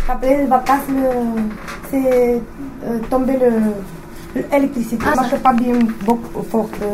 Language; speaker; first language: French; non-native, learner; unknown